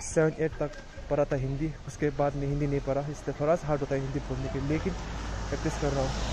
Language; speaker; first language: Hindi; non-native, local second language; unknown